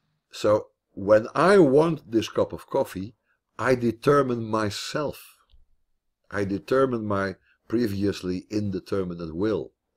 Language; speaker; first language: English; non-native, fluent; Dutch